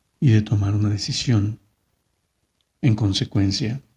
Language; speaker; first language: Spanish; native; Spanish